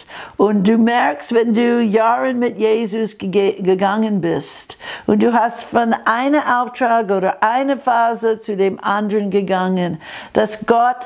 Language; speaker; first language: German; non-native, fluent; English